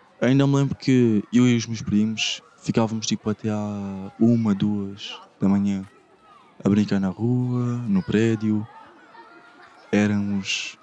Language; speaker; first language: Portuguese; non-native, fluent; Arabic